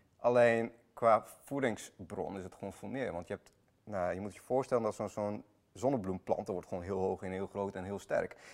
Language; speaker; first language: Dutch; early bilingual, other home language; Armenian